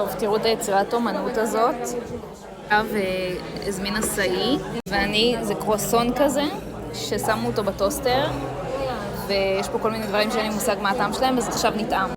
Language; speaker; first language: Hebrew; native; Hebrew